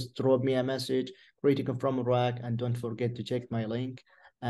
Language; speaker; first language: English; non-native, fluent; Arabic